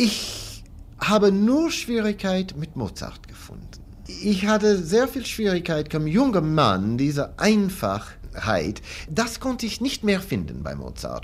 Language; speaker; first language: German; non-native, learner; English